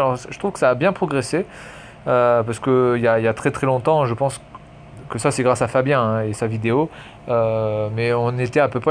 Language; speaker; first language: French; native; French